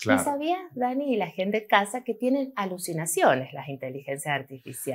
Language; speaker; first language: Spanish; native; Spanish